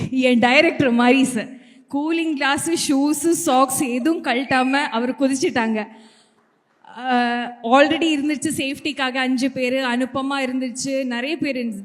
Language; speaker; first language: Tamil; non-native, learner; Malayalam